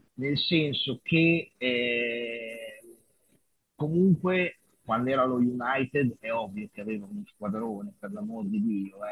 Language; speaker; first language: Italian; native; Italian